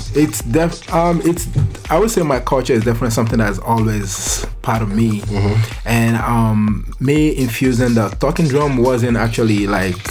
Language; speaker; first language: English; non-native, local second language; Yoruba